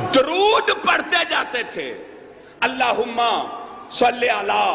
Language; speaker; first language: Urdu; non-native, local second language; Punjabi